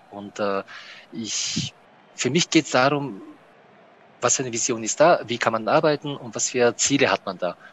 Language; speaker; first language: German; non-native, fluent; Japanese